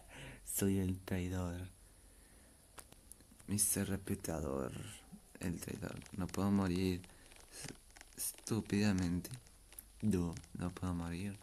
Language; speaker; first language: Spanish; native; Spanish